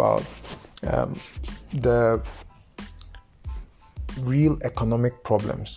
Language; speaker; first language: English; non-native, local second language; Akan